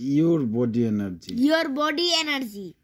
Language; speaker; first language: English; non-native, fluent; Bangla